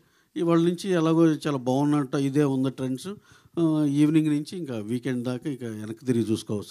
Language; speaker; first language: Telugu; native; Telugu